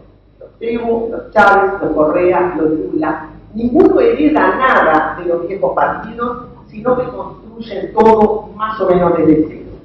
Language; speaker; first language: Spanish; native; Spanish